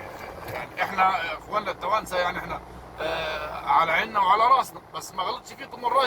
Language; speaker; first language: Arabic; native; Arabic